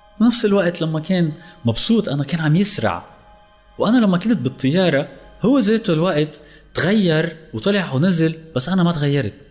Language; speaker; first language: Arabic; native; Arabic